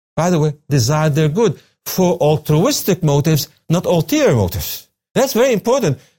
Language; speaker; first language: English; non-native, fluent; Arabic